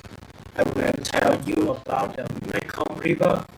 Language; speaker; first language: English; non-native, learner; Vietnamese